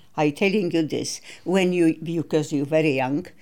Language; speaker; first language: English; non-native, learner; Polish